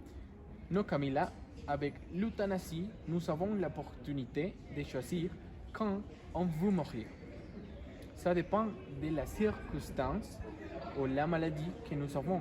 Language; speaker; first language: French; non-native, learner; Spanish